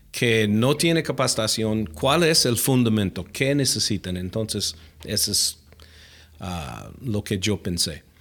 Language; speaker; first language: Spanish; non-native, fluent; English